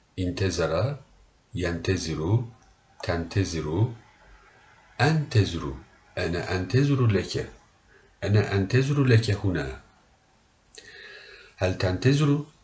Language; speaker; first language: Arabic; non-native, learner; Turkish